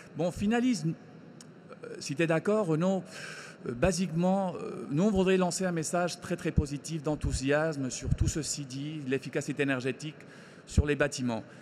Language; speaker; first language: French; non-native, fluent; Spanish